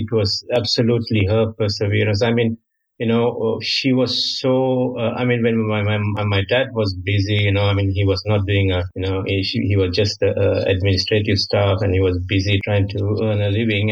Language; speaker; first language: English; non-native, local second language; Tamil